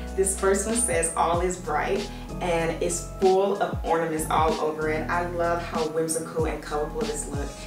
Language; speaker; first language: English; native; English